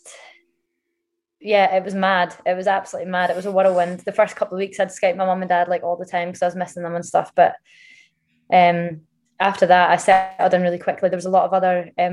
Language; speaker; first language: English; native; English